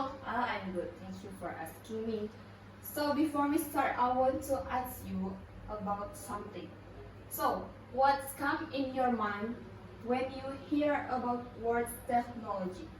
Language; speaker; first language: English; non-native, learner; Indonesian